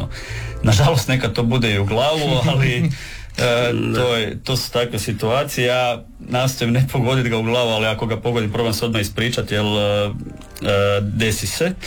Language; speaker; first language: Serbian; native; Serbian